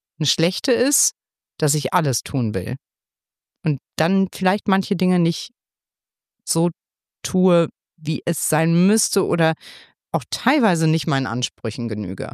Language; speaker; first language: German; native; German